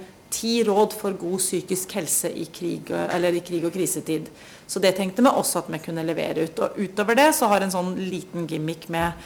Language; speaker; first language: Norwegian; native; Norwegian